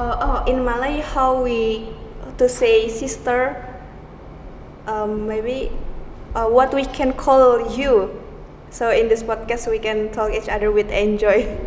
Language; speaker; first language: English; non-native, learner; Indonesian